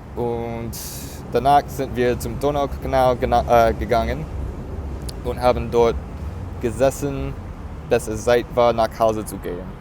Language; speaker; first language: German; non-native, learner; English